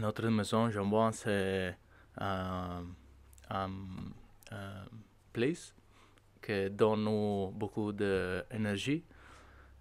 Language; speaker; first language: French; non-native, learner; Italian